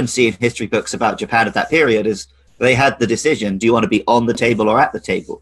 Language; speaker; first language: English; native; English